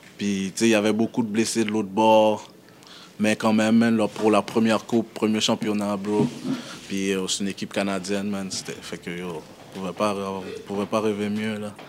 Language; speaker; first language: French; early bilingual, other home language; Haitian Creole